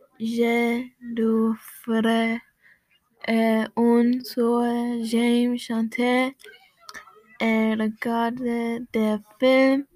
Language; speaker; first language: French; non-native, learner; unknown